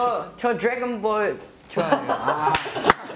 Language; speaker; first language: Korean; non-native, learner; Chinese